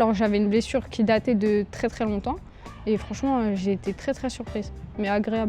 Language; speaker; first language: French; early bilingual, other home language; Arabic